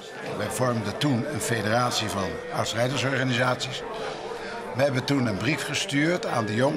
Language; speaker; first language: Dutch; native; Dutch